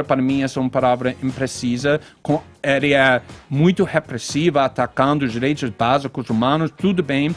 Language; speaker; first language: Portuguese; non-native, fluent; English